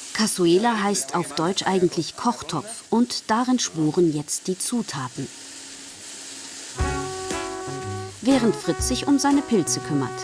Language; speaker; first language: German; native; German